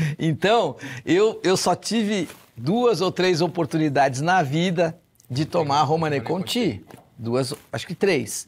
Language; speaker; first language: Portuguese; native; Portuguese